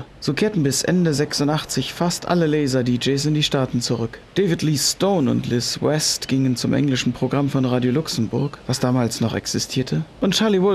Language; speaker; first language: German; native; German